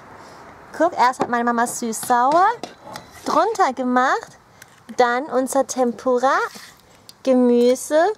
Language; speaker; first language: German; early bilingual, other home language; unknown